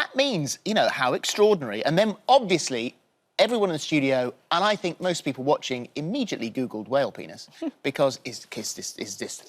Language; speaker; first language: English; native; English